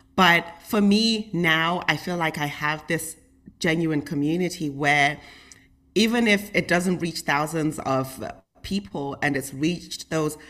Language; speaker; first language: English; native; English